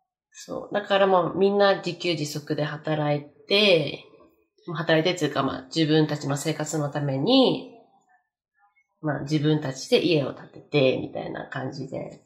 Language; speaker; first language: Japanese; native; Japanese